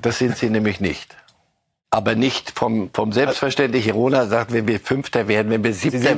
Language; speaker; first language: German; native; German